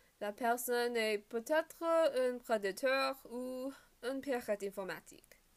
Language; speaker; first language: French; non-native, learner; English